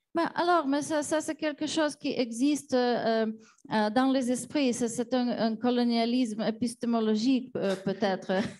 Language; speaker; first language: French; non-native, fluent; Ukrainian